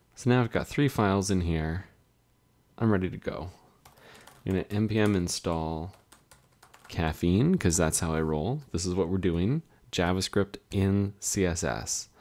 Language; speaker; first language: English; native; English